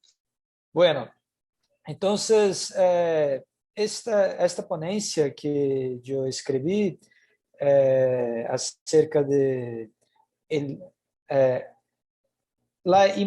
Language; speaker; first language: Spanish; non-native, fluent; Portuguese